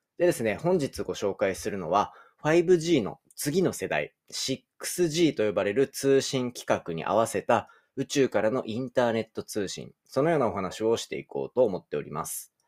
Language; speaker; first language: Japanese; native; Japanese